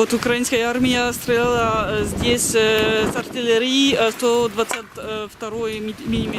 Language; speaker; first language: Russian; non-native, fluent; French